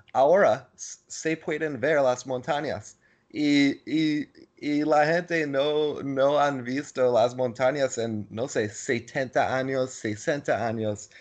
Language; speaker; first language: Spanish; non-native, learner; English